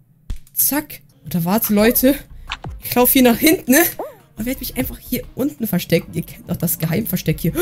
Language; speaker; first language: German; native; German